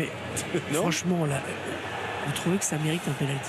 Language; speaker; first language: French; native; French